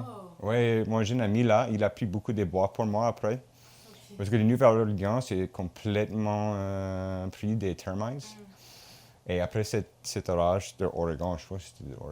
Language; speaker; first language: French; non-native, local second language; English